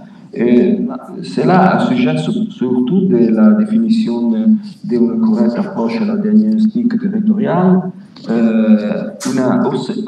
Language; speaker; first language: French; non-native, fluent; Italian